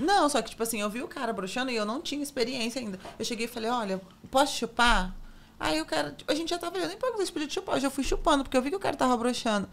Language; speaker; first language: Portuguese; native; Portuguese